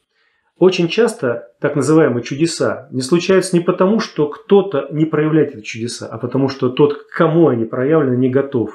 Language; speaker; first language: Russian; native; Russian